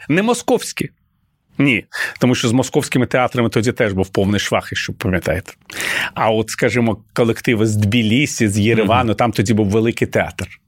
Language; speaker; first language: Ukrainian; non-native, local second language; Russian